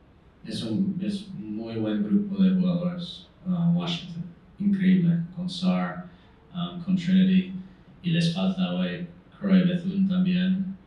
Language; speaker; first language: Spanish; non-native, fluent; English